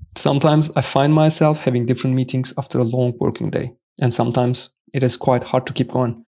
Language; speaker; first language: English; non-native, fluent; Turkish